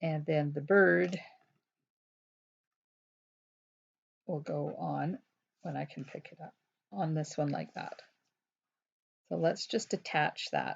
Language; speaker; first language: English; native; English